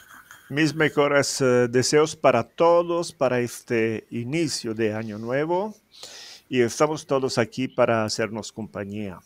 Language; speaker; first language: Spanish; non-native, fluent; Italian